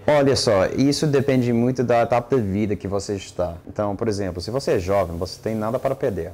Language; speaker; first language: Portuguese; non-native, fluent; English